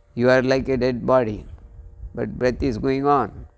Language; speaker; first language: English; non-native, local second language; Kannada